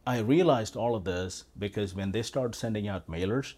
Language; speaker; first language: English; non-native, local second language; Malayalam